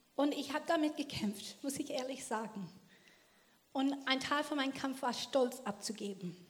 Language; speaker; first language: German; non-native, fluent; English